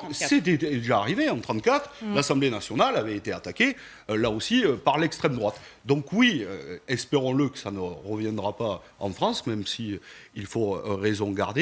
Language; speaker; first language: French; native; French